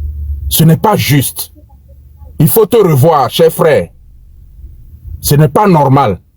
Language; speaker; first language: French; non-native, local second language; Ewe